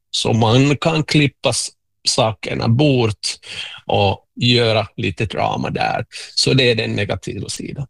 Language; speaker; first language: Swedish; non-native, local second language; Finnish